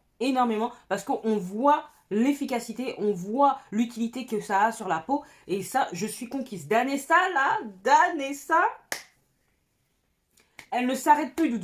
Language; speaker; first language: French; native; French